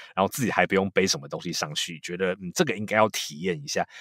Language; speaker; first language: Chinese; native; Chinese